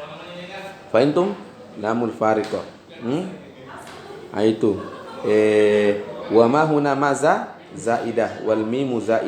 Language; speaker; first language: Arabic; non-native, fluent; Indonesian